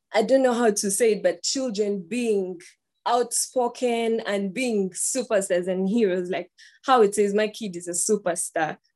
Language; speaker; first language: English; non-native, local second language; Ganda